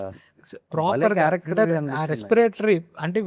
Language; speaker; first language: Telugu; native; Telugu